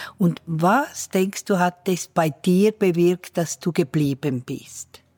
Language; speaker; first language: German; native; German